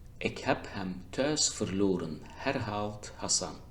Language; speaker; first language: Dutch; non-native, fluent; Turkish